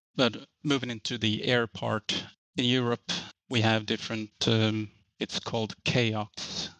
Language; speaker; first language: English; non-native, fluent; Norwegian